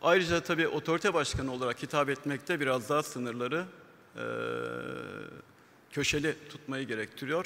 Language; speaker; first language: Turkish; native; Turkish